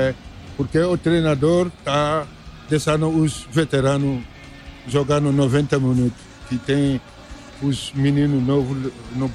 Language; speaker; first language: Portuguese; non-native, fluent; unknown